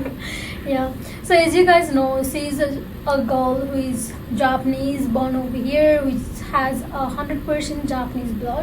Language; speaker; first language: English; non-native, fluent; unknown